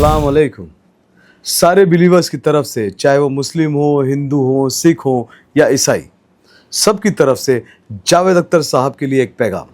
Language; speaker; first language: Hindi; native; Hindi